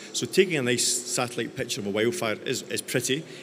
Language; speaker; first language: English; native; English